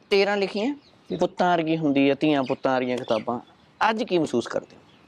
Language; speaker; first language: Punjabi; native; Punjabi